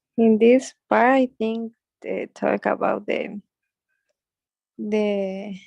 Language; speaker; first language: English; non-native, learner; Spanish